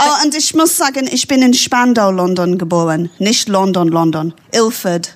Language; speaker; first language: German; non-native, fluent; English